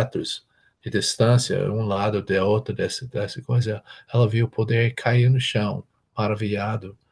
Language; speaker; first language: Portuguese; non-native, fluent; English